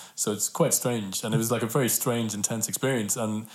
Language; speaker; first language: English; native; English